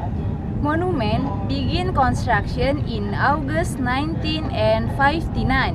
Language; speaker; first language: English; non-native, learner; Indonesian